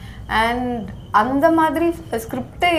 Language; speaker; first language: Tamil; non-native, local second language; Malayalam